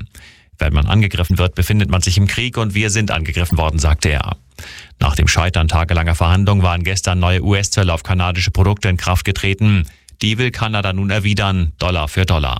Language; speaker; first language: German; native; German